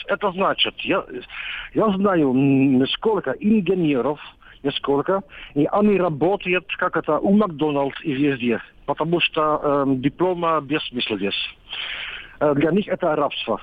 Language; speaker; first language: Russian; non-native, learner; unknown